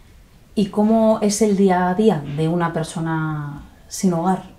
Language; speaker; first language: Spanish; native; Spanish